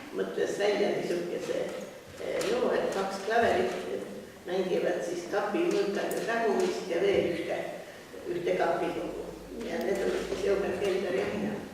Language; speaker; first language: Estonian; native; Estonian